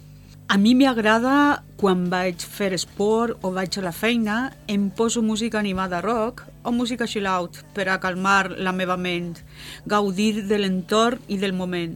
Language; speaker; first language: Catalan; non-native, learner; Spanish